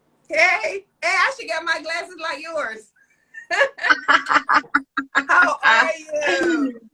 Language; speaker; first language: English; native; English